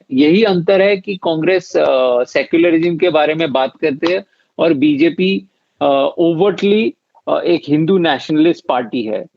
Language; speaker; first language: Hindi; non-native, local second language; Assamese